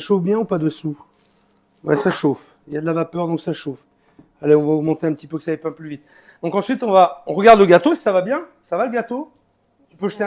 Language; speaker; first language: French; native; French